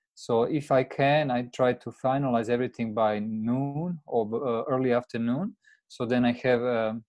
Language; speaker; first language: English; non-native, fluent; Croatian